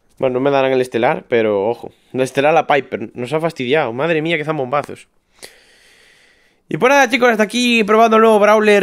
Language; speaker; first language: Spanish; native; Spanish